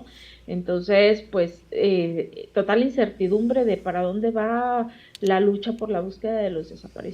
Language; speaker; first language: Spanish; native; Spanish